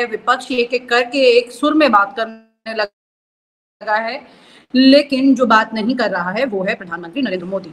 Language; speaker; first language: Hindi; native; Hindi